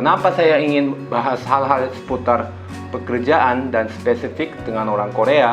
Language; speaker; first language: Indonesian; non-native, fluent; Korean